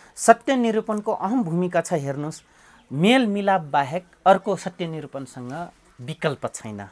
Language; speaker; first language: Nepali; non-native, local second language; Dangaura Tharu